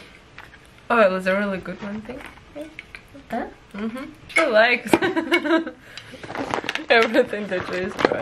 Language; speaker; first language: English; non-native, learner; Russian